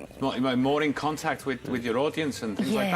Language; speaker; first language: English; native; English